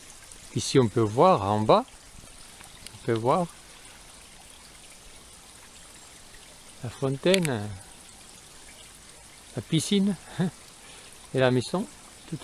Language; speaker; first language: French; non-native, fluent; Spanish